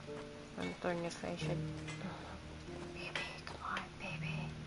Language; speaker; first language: English; non-native, local second language; Filipino